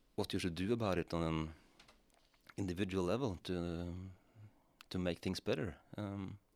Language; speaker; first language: English; non-native, fluent; Norwegian